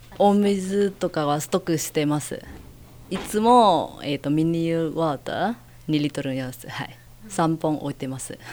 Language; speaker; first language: Japanese; non-native, fluent; Vietnamese